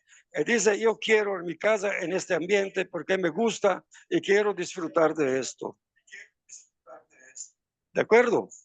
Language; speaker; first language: Spanish; non-native, fluent; Italian